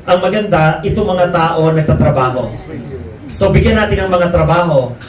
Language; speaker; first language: Filipino; native; Filipino